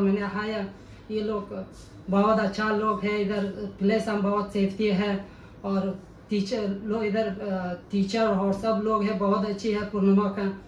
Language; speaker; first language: Hindi; non-native, learner; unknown